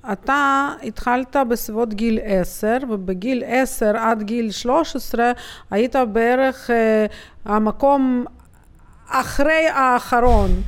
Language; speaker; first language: Hebrew; native; Hebrew